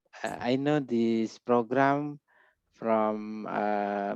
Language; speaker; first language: English; non-native, learner; Indonesian